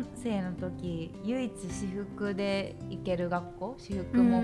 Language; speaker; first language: Japanese; native; Japanese